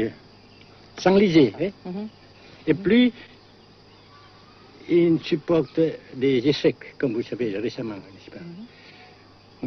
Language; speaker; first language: French; non-native, local second language; Vietnamese